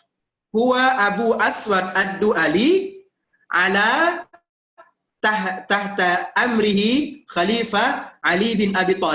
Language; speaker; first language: Arabic; non-native, fluent; Indonesian